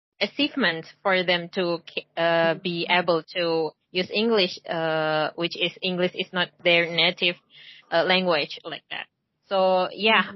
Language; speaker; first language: English; non-native, learner; Indonesian